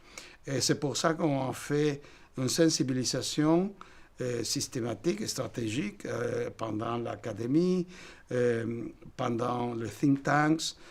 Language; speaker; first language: French; non-native, fluent; Spanish